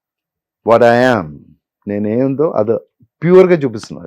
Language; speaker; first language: Telugu; non-native, learner; Malayalam